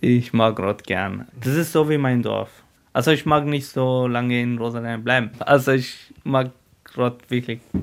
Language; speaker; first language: German; non-native, fluent; Arabic